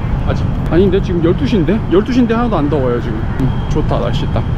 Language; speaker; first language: Korean; native; Korean